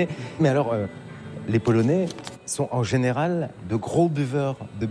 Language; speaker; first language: French; native; French